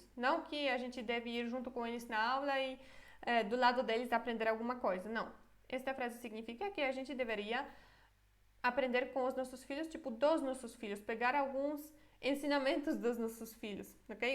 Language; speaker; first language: Portuguese; non-native, fluent; Polish